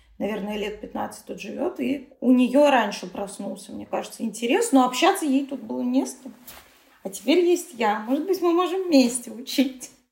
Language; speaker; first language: Russian; non-native, local second language; Tatar